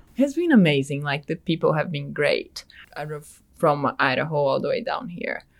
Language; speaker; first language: English; non-native, fluent; Portuguese